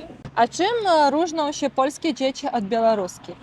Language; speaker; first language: Polish; non-native, learner; Russian